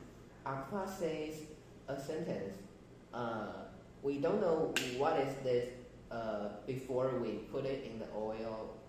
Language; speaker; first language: English; non-native, learner; Chinese